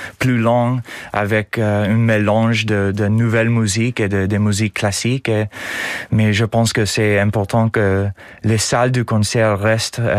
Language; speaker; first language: French; non-native, learner; English